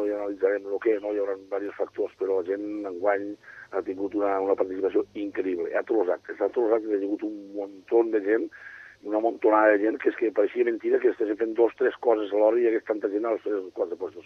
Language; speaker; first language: Catalan; native; Catalan